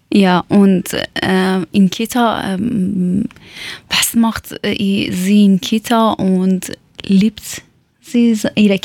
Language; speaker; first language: German; non-native, learner; Persian